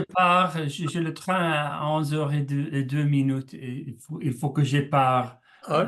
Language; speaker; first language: French; non-native, learner; English